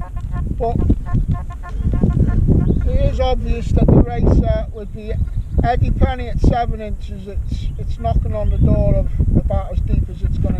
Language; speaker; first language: English; native; English